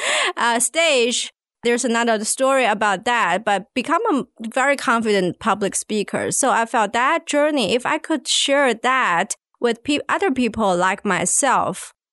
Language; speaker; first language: English; non-native, fluent; Chinese